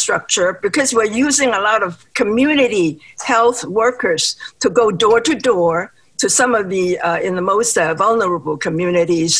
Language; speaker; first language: English; non-native, local second language; Cantonese